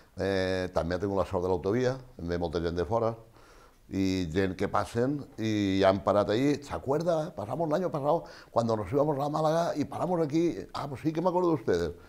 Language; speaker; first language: Spanish; non-native, local second language; Catalan